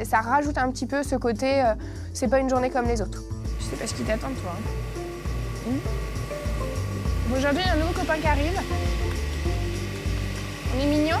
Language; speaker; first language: French; native; French